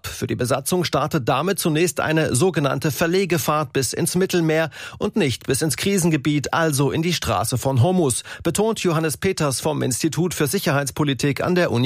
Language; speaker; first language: German; native; German